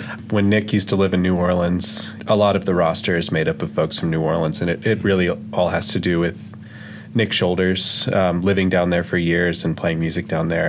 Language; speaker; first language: English; native; English